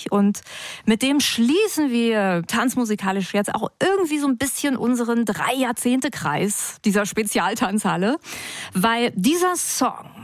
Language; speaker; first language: German; native; German